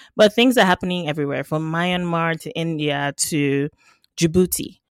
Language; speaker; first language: English; non-native, local second language; Yoruba